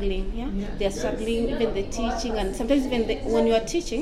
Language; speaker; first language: English; non-native, local second language; Swahili